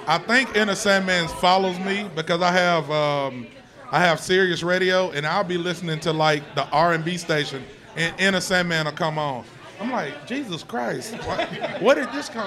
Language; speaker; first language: English; native; English